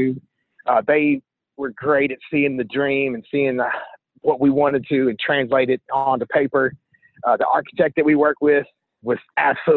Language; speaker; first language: English; native; English